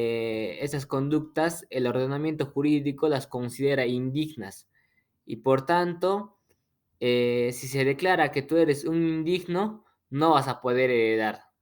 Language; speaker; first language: Spanish; native; Spanish